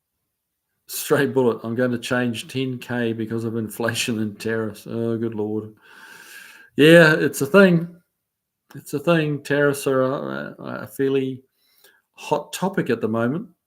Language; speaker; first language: English; native; English